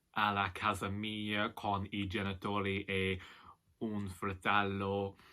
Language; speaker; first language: Italian; non-native, learner; English